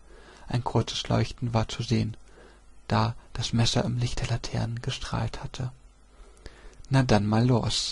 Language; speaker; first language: German; native; German